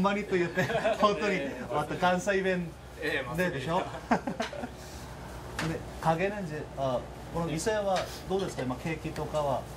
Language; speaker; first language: Japanese; non-native, learner; Korean